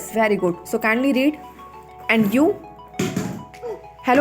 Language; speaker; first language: English; non-native, local second language; Hindi